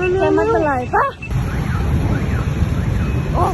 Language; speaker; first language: Thai; non-native, learner; Filipino